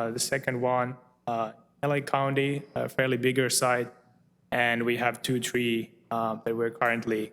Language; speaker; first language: English; non-native, fluent; Finnish